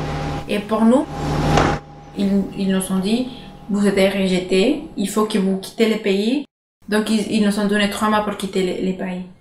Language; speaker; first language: French; non-native, learner; Spanish